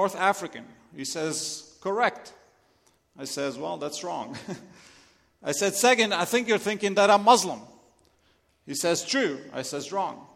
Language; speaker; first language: English; non-native, fluent; Arabic